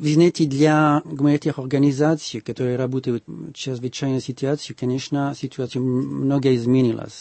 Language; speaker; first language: Russian; non-native, fluent; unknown